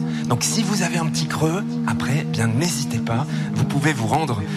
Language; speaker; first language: French; native; French